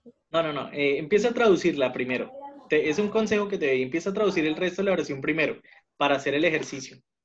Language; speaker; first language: Spanish; native; Spanish